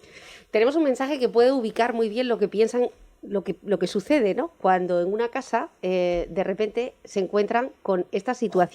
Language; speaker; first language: Spanish; native; Spanish